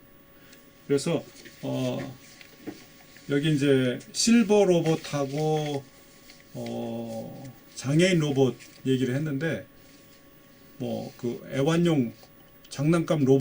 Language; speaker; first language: Korean; native; Korean